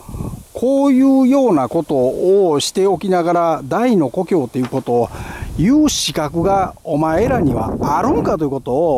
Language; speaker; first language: Japanese; native; Japanese